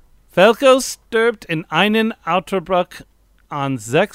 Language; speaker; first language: German; non-native, learner; English